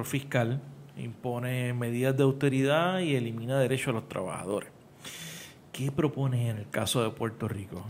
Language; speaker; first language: Spanish; native; Spanish